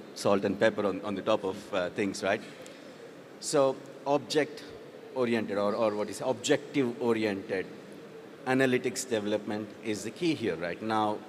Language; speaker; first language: English; non-native, local second language; Telugu